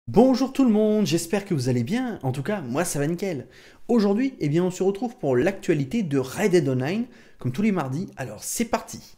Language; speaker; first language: French; native; French